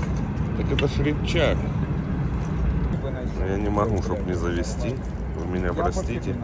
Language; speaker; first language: Russian; native; Russian